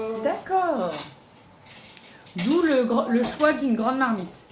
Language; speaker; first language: French; native; French